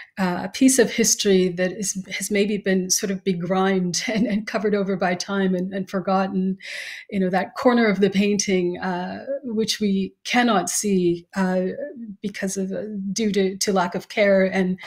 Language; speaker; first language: English; native; English